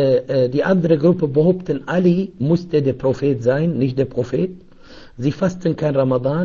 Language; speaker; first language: German; non-native, fluent; Arabic